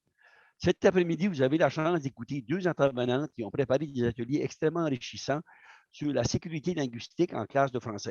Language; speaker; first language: French; native; French